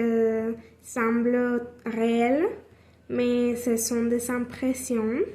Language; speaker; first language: French; non-native, learner; Spanish